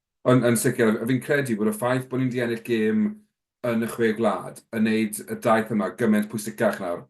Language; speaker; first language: Welsh; native; Welsh